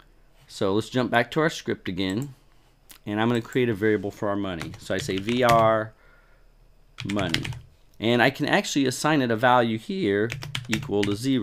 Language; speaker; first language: English; native; English